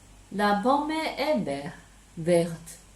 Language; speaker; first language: French; non-native, learner; Chinese